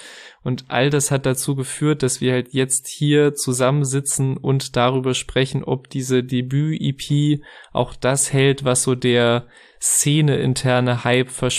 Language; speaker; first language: German; native; German